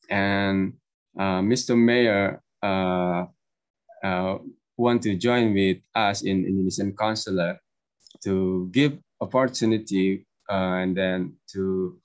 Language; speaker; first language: English; non-native, learner; Indonesian